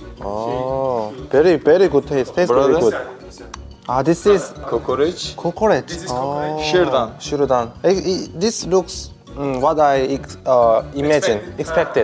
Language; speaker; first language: English; non-native, learner; Korean